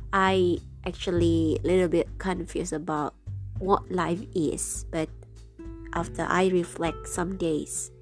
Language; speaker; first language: English; non-native, fluent; Indonesian